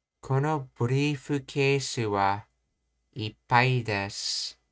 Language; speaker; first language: Japanese; non-native, learner; English